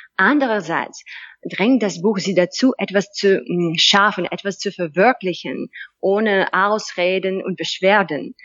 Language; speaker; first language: German; non-native, fluent; Russian